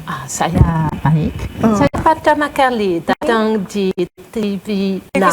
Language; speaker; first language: Indonesian; non-native, learner; French